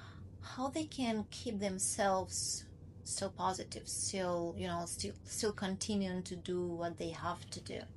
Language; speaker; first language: English; non-native, learner; Ukrainian